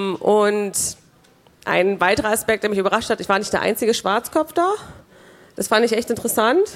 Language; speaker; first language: German; early bilingual, other home language; Kurdish